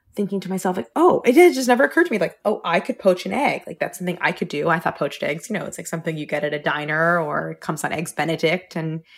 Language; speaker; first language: English; native; English